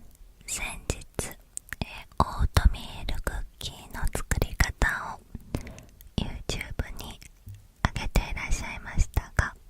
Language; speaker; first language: Japanese; native; Japanese